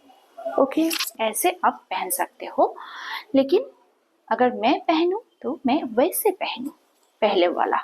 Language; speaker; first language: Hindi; non-native, local second language; Bangla